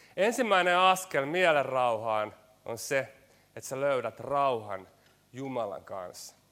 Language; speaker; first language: Finnish; native; Finnish